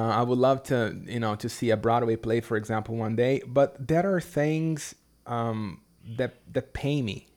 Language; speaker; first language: English; non-native, fluent; Portuguese